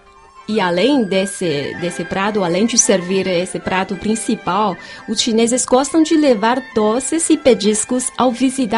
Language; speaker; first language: Portuguese; non-native, fluent; Chinese